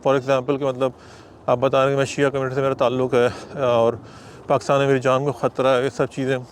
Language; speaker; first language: Urdu; native; Urdu